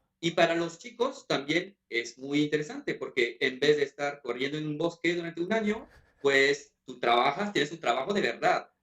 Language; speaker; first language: Spanish; non-native, fluent; French